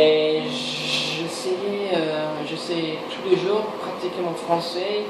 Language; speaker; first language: French; non-native, learner; English